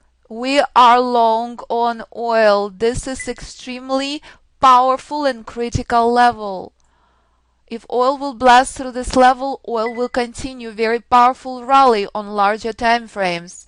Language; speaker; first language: English; non-native, fluent; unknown